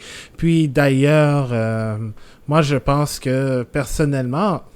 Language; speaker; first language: French; native; French